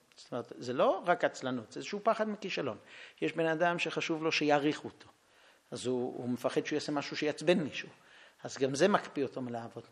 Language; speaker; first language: Hebrew; non-native, fluent; English